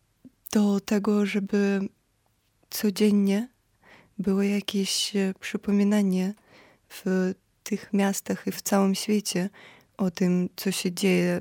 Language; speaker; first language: Polish; non-native, fluent; Ukrainian